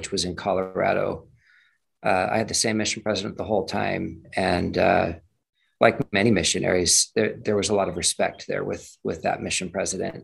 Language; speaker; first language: English; native; English